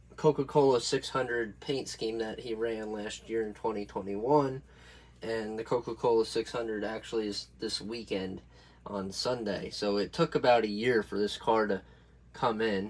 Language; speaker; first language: English; native; English